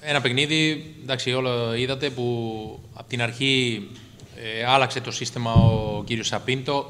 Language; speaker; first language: Greek; non-native, learner; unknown